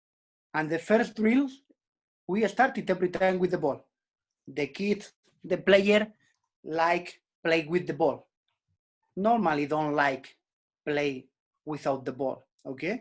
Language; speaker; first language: English; non-native, learner; Spanish